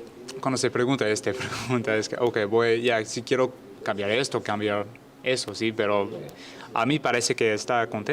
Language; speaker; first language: Spanish; non-native, learner; English